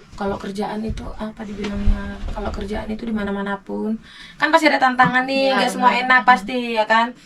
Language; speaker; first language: Indonesian; native; Indonesian